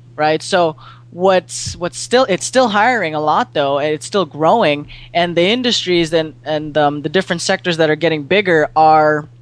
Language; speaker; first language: English; non-native, local second language; Filipino